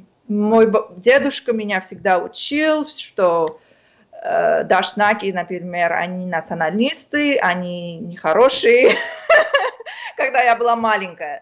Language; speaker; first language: Russian; non-native, fluent; Armenian